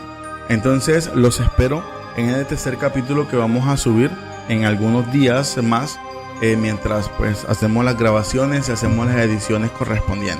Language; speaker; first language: Spanish; native; Spanish